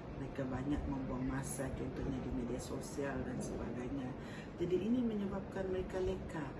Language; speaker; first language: Malay; non-native, local second language; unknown